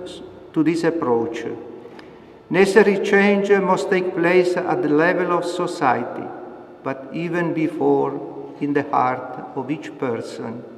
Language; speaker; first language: English; non-native, fluent; Italian